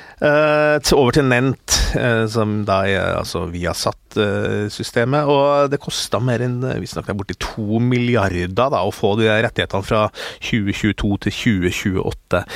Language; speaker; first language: Norwegian; native; Norwegian